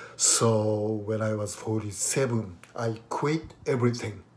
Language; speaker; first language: English; non-native, fluent; Japanese